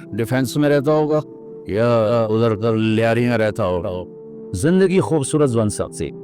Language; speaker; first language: Urdu; non-native, local second language; Punjabi